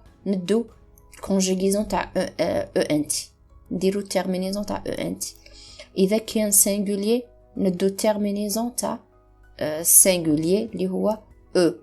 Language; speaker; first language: Arabic; native; Arabic